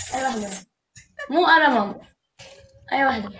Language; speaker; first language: Turkish; non-native, learner; Arabic